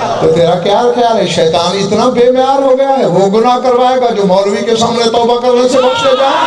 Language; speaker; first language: Urdu; non-native, local second language; Saraiki